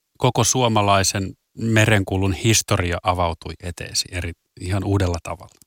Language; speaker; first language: Finnish; native; Finnish